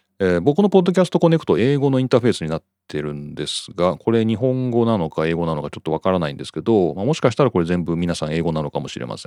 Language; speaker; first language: Japanese; native; Japanese